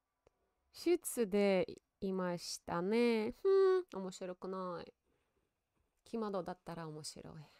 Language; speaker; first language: Japanese; non-native, learner; Russian